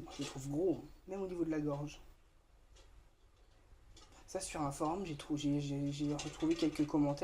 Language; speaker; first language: French; native; French